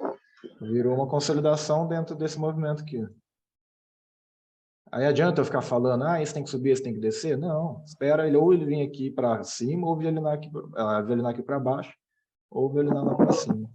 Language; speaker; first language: Portuguese; native; Portuguese